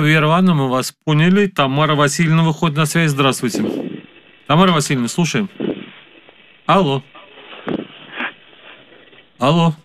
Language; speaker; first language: Russian; native; Russian